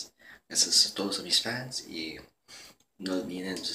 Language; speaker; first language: Spanish; early bilingual, heritage; Spanish